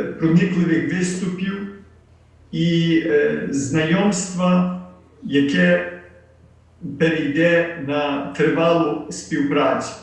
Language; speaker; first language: Ukrainian; early bilingual, heritage; Ukrainian